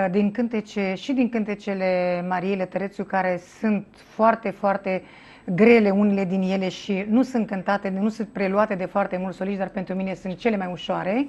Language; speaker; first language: Romanian; native; Romanian